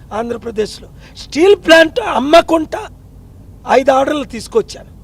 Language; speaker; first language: Telugu; native; Telugu